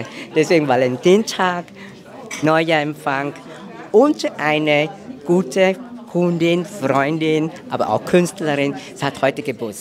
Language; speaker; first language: German; non-native, fluent; Vietnamese